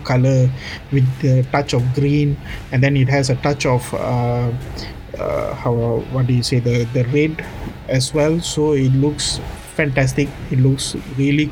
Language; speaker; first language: English; non-native, local second language; Tamil